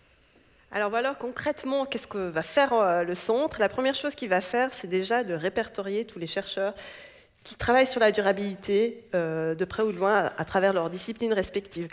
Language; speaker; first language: French; native; French